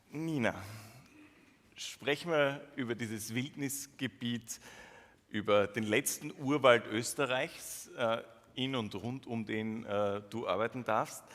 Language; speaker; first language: German; native; German